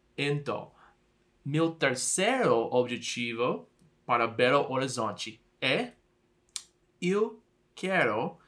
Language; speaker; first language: Portuguese; non-native, learner; English